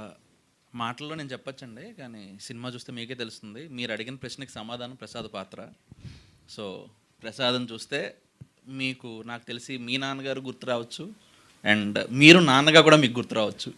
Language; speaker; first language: Telugu; native; Telugu